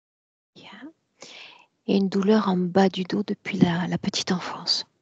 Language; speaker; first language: French; native; French